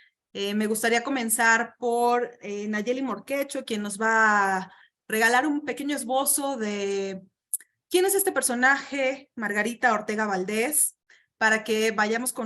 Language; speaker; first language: Spanish; native; Spanish